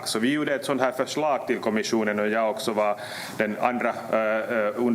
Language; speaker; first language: Swedish; native; Swedish